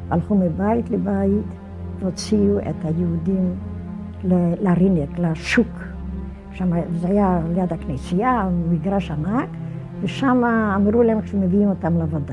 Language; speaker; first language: Hebrew; non-native, fluent; Polish